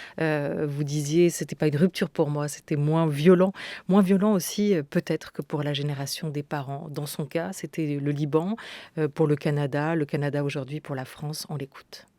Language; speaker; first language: French; native; French